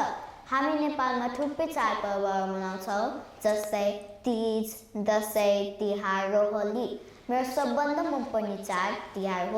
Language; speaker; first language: Nepali; early bilingual, heritage; Nepali